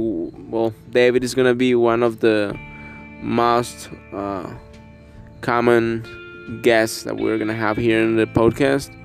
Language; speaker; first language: English; non-native, learner; Spanish